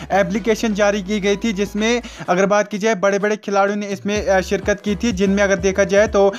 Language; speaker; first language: Hindi; native; Hindi